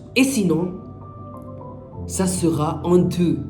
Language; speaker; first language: French; non-native, fluent; Spanish